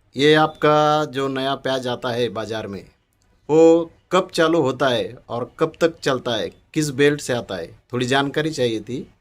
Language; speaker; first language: Hindi; non-native, local second language; Marathi